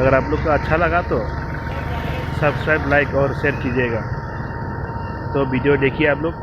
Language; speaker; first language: Hindi; non-native, local second language; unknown